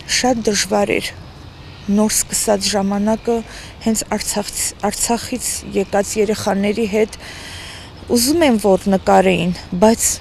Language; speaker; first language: Armenian; native; Armenian